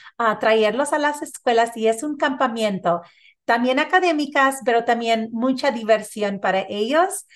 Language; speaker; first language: Spanish; early bilingual, heritage; Spanish